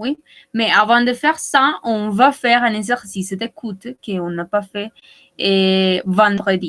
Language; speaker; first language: French; non-native, learner; Spanish